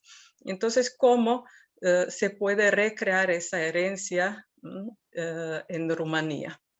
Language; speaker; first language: Spanish; non-native, fluent; Serbian